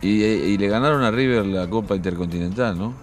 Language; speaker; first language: Spanish; native; Spanish